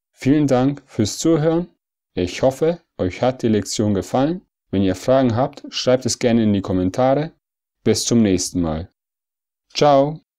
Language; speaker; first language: German; early bilingual, other home language; Italian